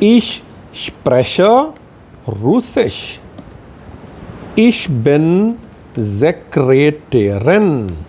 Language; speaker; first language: German; non-native, fluent; Hindi